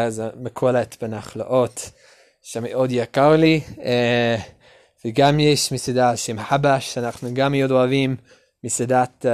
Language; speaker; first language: Hebrew; non-native, learner; English